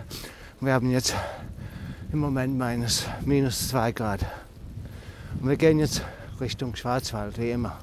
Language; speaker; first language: German; non-native, learner; English